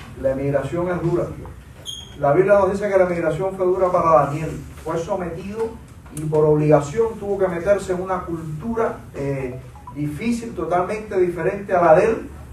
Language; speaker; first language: Spanish; native; Spanish